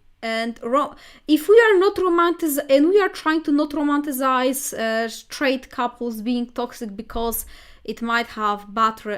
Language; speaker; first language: English; non-native, fluent; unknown